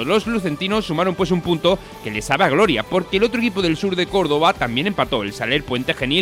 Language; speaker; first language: Spanish; native; Spanish